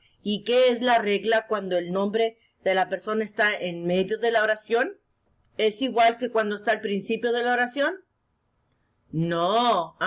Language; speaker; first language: Spanish; early bilingual, heritage; Spanish